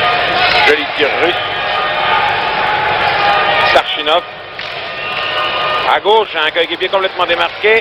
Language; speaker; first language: French; native; French